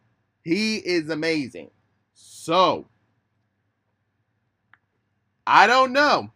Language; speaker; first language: English; native; English